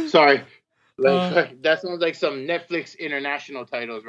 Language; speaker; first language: English; native; English